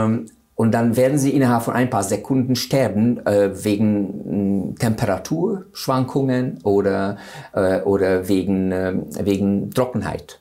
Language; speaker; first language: German; non-native, fluent; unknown